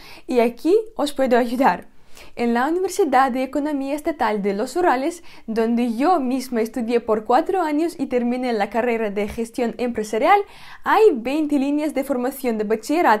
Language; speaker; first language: Spanish; non-native, fluent; Russian